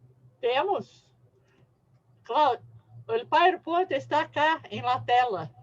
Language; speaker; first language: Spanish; non-native, learner; Portuguese